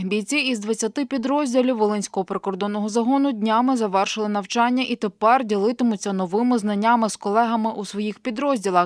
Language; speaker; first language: Ukrainian; native; Ukrainian